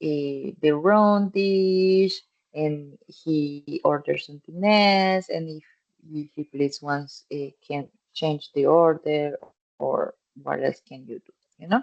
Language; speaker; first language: English; non-native, fluent; Spanish